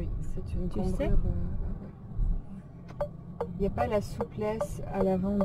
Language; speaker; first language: French; native; French